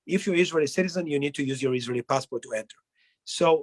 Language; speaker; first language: English; non-native, fluent; Hebrew